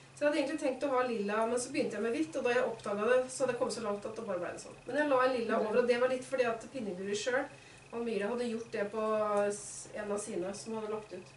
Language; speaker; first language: Norwegian; native; Norwegian